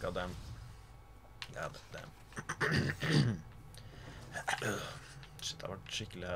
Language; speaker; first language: Norwegian; native; Norwegian